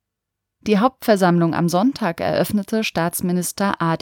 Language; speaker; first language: German; native; German